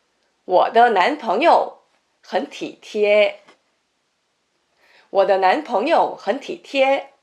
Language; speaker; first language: Chinese; non-native, fluent; Korean